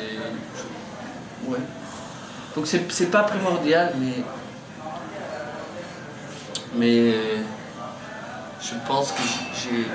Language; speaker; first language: French; non-native, fluent; Dutch